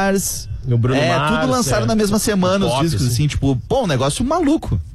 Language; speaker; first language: Portuguese; native; Portuguese